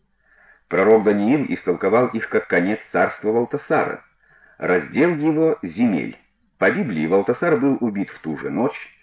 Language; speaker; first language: Russian; native; Russian